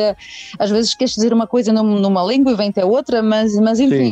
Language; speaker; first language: Portuguese; early bilingual, heritage; Portuguese